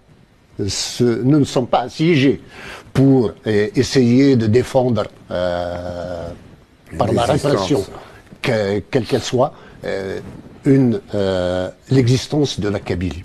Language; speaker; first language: French; non-native, local second language; Kabyle